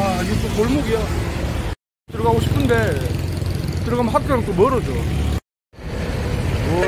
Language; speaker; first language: Korean; native; Korean